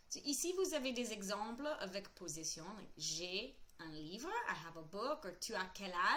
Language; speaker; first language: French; non-native, fluent; English